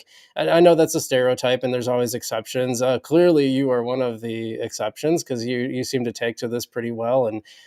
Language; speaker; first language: English; native; English